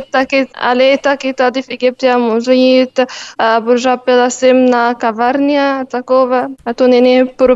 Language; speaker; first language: Czech; non-native, learner; Arabic